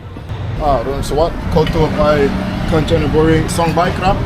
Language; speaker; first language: Thai; non-native, learner; English